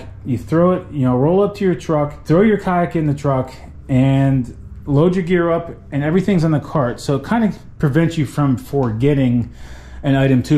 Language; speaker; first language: English; native; English